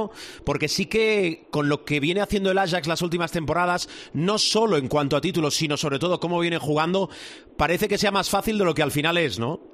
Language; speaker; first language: Spanish; native; Spanish